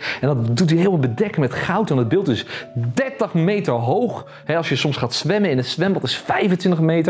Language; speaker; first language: Dutch; native; Dutch